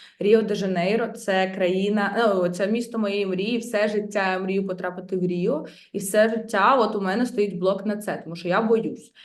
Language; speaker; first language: Ukrainian; native; Ukrainian